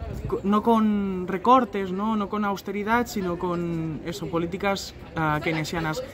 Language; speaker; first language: Spanish; native; Spanish